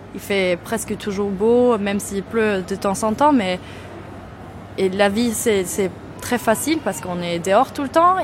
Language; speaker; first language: French; non-native, fluent; Swedish